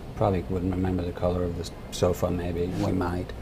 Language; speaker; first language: English; native; English